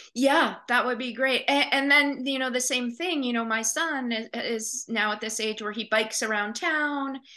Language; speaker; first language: English; native; English